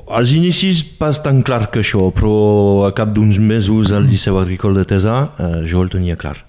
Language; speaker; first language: Catalan; non-native, local second language; French